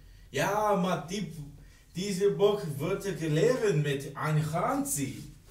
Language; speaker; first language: Dutch; non-native, learner; English